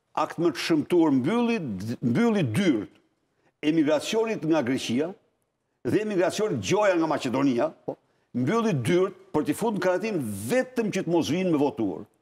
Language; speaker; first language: Albanian; native; Albanian